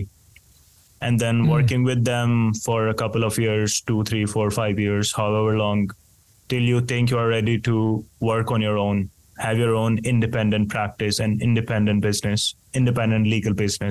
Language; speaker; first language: English; non-native, local second language; Hindi